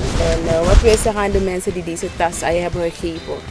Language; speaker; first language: Dutch; native; Dutch